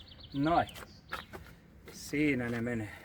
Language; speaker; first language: Finnish; native; Finnish